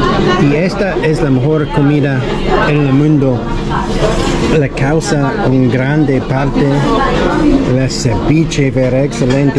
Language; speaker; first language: Spanish; non-native, learner; English